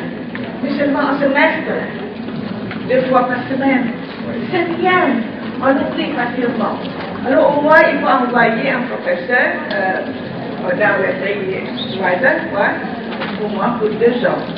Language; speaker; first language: French; non-native, fluent; Indonesian